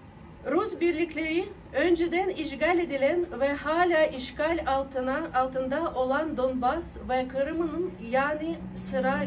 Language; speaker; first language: Turkish; non-native, learner; Ukrainian